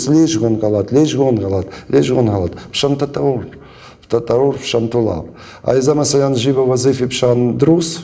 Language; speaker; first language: Arabic; non-native, learner; Russian